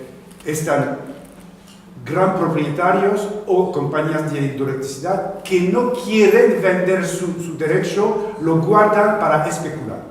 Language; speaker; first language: Spanish; non-native, fluent; French